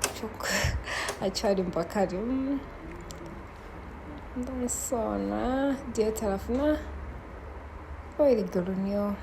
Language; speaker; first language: Turkish; non-native, fluent; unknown